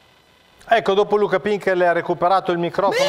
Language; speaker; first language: Italian; native; Italian